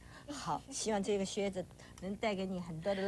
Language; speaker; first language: Chinese; native; Chinese